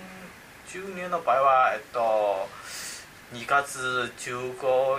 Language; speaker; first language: Japanese; non-native, learner; Chinese